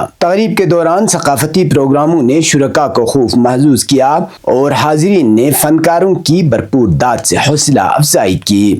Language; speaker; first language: Urdu; non-native, local second language; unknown